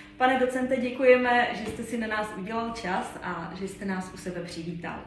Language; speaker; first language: Czech; native; Czech